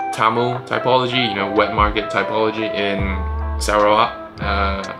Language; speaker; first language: English; non-native, local second language; Chinese